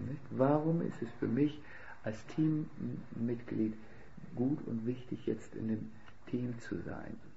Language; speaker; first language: German; native; German